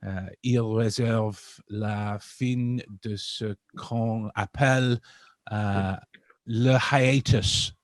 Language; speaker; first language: French; non-native, learner; English